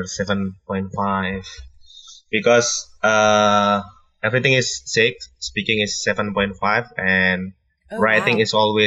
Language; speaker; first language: English; non-native, learner; Indonesian